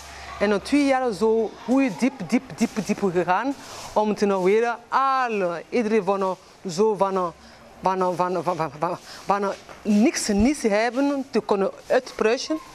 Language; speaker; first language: Dutch; non-native, learner; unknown